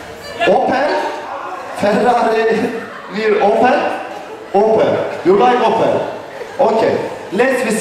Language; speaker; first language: English; non-native, learner; Arabic